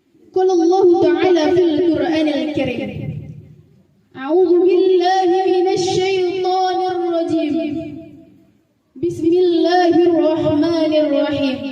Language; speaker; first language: Arabic; non-native, learner; Indonesian